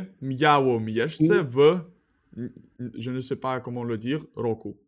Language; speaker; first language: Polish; non-native, learner; Russian